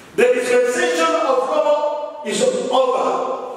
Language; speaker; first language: English; non-native, local second language; Swahili